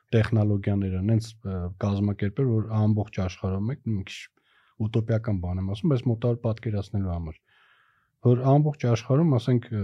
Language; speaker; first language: Armenian; native; Armenian